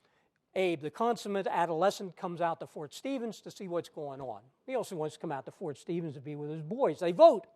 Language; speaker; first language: English; native; English